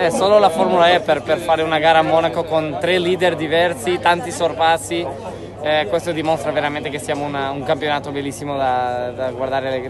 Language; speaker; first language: Italian; non-native, fluent; Portuguese